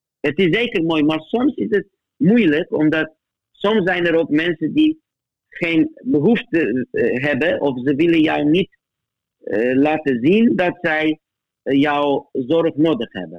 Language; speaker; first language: Dutch; non-native, fluent; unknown